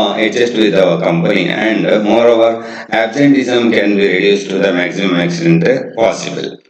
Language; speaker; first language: English; non-native, local second language; Kannada